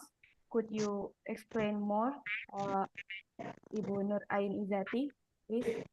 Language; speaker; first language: English; non-native, learner; Indonesian